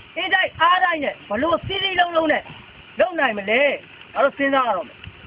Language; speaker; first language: Burmese; native; Burmese